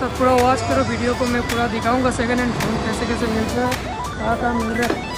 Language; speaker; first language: Hindi; non-native, local second language; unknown